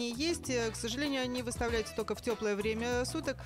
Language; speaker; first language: Russian; native; Russian